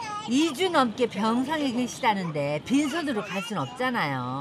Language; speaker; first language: Korean; native; Korean